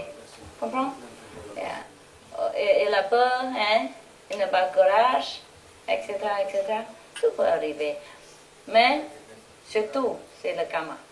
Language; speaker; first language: French; non-native, learner; Vietnamese